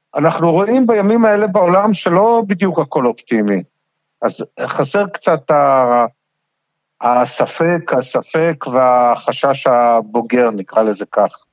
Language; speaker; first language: Hebrew; native; Hebrew